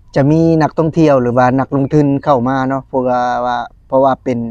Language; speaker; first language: Lao; native; Lao